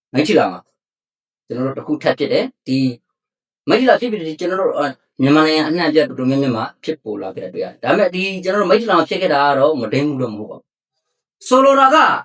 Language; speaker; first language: Burmese; native; Burmese